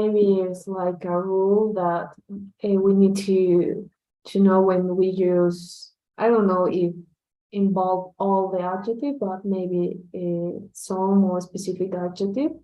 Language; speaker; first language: English; non-native, learner; Spanish